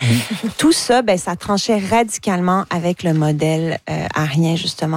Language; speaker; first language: French; native; French